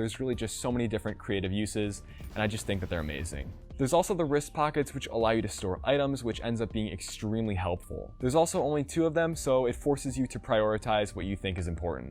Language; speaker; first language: English; native; English